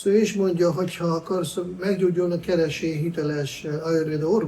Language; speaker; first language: Hungarian; non-native, fluent; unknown